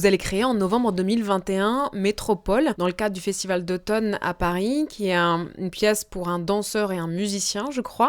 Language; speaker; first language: French; native; French